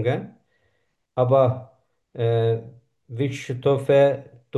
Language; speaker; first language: German; non-native, learner; Turkish